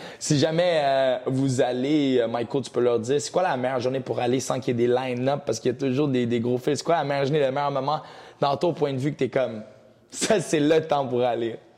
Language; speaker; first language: French; early bilingual, other home language; Portuguese